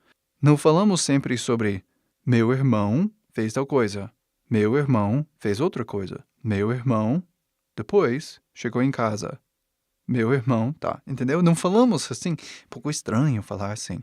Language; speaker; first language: Portuguese; non-native, fluent; English